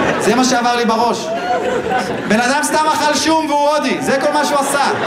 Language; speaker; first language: Hebrew; native; Hebrew